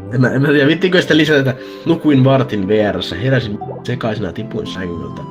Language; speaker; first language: Finnish; native; Finnish